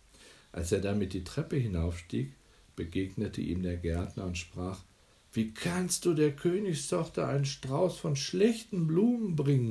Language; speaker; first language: German; native; German